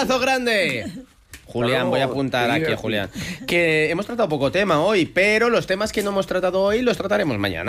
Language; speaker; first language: Spanish; native; Spanish